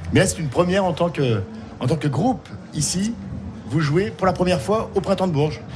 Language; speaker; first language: French; native; French